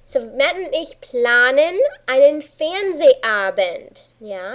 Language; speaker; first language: German; non-native, fluent; English